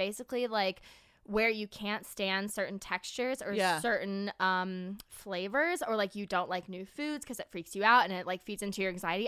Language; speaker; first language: English; native; English